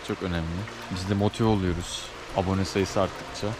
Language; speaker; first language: Turkish; native; Turkish